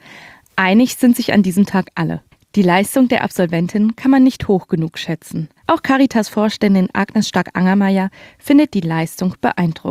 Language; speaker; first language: German; native; German